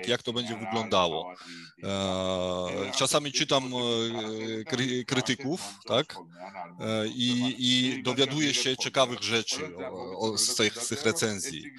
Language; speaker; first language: Polish; non-native, fluent; Georgian